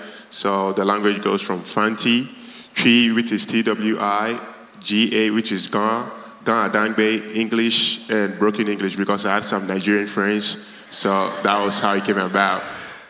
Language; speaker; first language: English; non-native, local second language; Ga